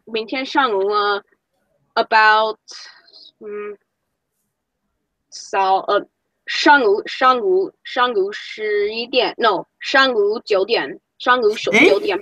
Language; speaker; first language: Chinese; non-native, learner; English